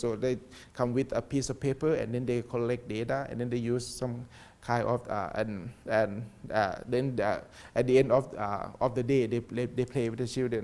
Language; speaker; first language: English; non-native, learner; Thai